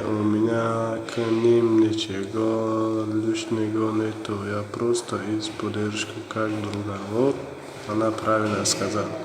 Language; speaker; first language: Russian; non-native, learner; Tajik